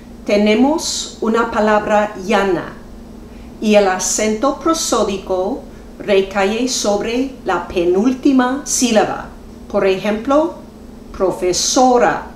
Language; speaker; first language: Spanish; non-native, fluent; English